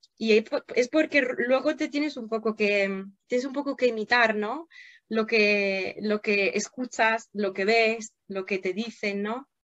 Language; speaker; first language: Spanish; non-native, fluent; Italian